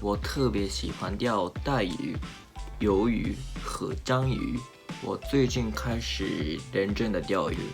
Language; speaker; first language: Chinese; non-native, learner; Japanese